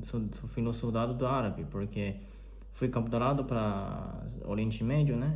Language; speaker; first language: Portuguese; non-native, learner; Chinese